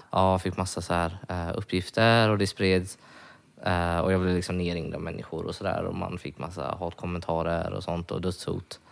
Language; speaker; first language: Swedish; native; Swedish